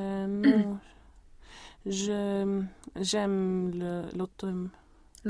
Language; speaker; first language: French; non-native, learner; Swedish